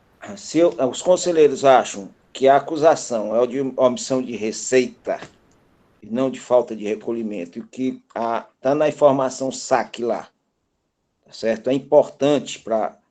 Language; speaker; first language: Portuguese; native; Portuguese